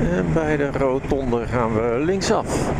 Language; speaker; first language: Dutch; native; Dutch